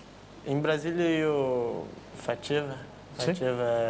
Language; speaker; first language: Italian; non-native, learner; Portuguese